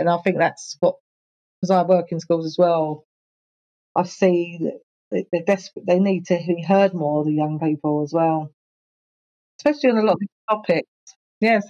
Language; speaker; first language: English; native; English